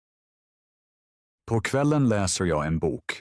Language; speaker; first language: Swedish; non-native, fluent; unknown